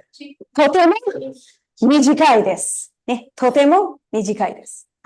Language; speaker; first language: Japanese; non-native, fluent; Tamil